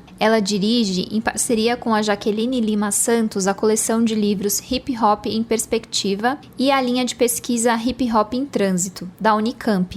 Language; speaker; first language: Portuguese; native; Portuguese